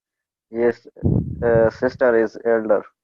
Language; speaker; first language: English; non-native, learner; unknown